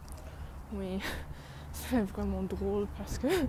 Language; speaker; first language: French; non-native, learner; English